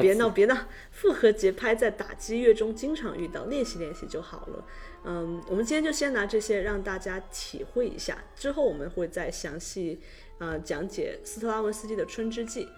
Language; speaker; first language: Chinese; native; Chinese